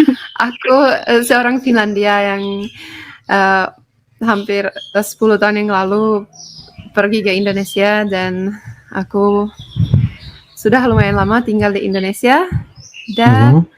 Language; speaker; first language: Indonesian; non-native, fluent; Finnish